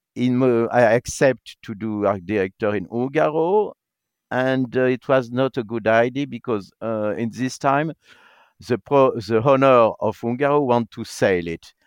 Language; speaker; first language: English; non-native, learner; French